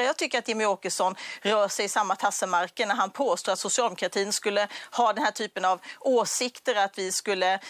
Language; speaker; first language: Swedish; native; Swedish